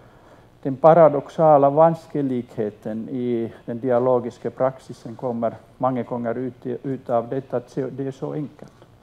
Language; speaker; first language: Swedish; non-native, local second language; Finnish